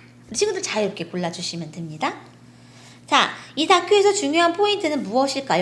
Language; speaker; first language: Korean; native; Korean